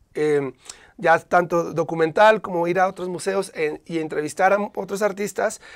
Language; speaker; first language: Spanish; native; Spanish